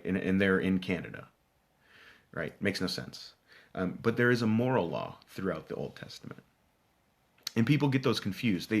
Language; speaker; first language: English; native; English